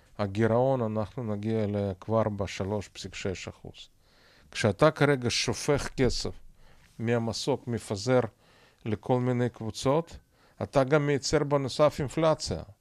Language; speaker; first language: Hebrew; non-native, fluent; Russian